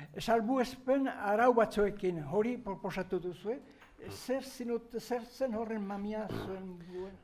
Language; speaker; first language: Basque; native; Basque